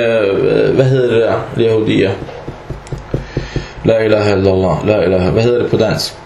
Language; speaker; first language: Danish; non-native, fluent; Arabic